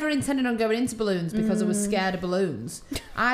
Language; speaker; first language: English; native; English